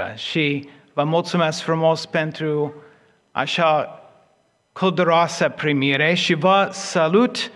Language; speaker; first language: Romanian; non-native, fluent; English